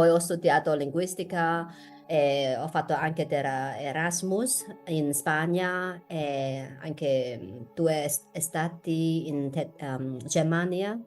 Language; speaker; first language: Italian; non-native, fluent; Chinese